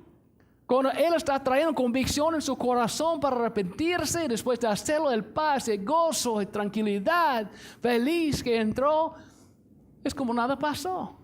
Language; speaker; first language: Spanish; non-native, fluent; English